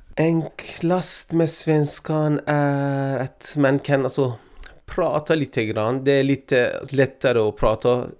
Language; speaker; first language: Swedish; non-native, fluent; Persian